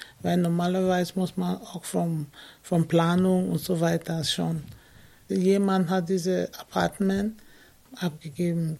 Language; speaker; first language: German; non-native, fluent; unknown